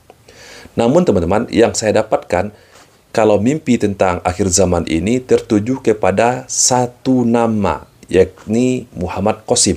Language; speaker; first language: Indonesian; native; Indonesian